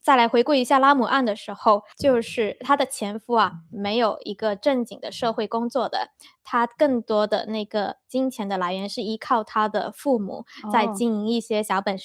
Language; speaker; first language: Chinese; native; Chinese